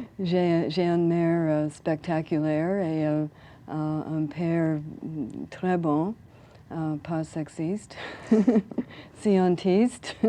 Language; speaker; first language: French; non-native, learner; English